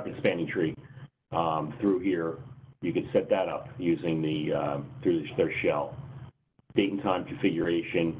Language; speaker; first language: English; native; English